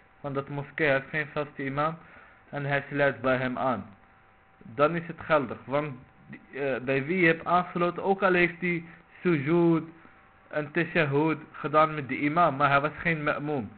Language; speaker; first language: Dutch; non-native, local second language; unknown